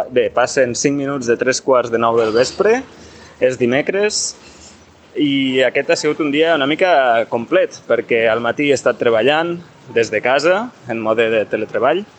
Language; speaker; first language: Catalan; native; Catalan